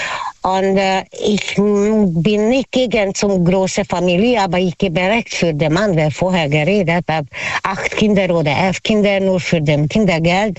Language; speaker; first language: German; non-native, learner; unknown